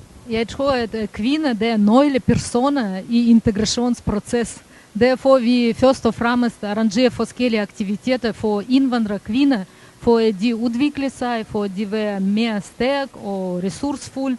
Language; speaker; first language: Danish; non-native, fluent; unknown